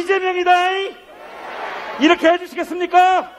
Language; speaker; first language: Korean; native; Korean